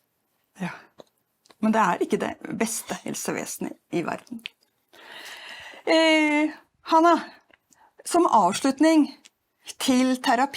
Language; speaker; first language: Norwegian; native; Norwegian